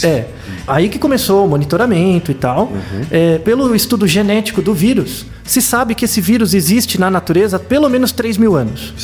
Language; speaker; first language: Portuguese; native; Portuguese